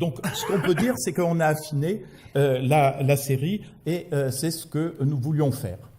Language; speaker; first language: French; native; French